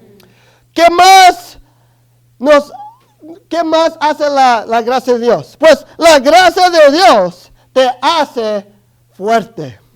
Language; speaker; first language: Spanish; early bilingual, other home language; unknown